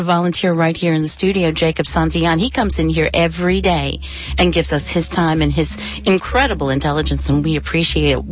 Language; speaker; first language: English; native; English